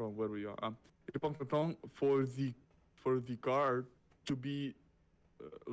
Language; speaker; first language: English; non-native, learner; Russian